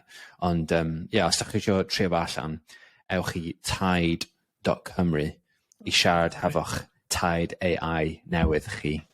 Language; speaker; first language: Welsh; non-native, local second language; English